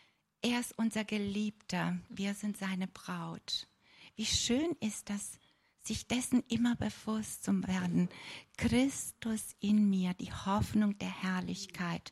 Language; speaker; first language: German; non-native, fluent; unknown